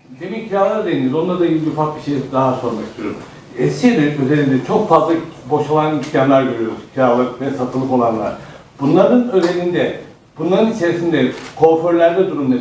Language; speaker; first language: Turkish; native; Turkish